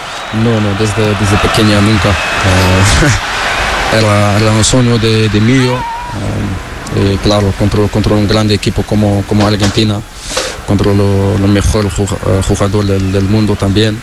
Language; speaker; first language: Spanish; non-native, learner; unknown